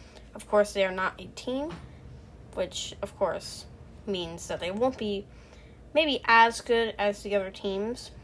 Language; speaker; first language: English; native; English